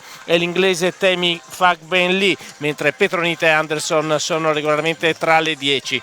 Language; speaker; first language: Italian; native; Italian